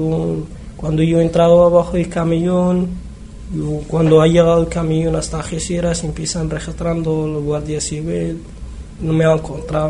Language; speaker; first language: Spanish; non-native, learner; Arabic